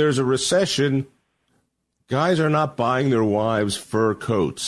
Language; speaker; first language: English; native; English